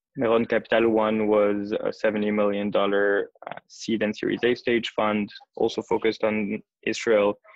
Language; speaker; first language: English; non-native, fluent; French